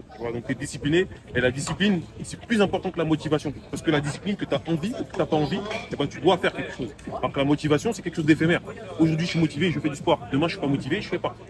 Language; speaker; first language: French; native; French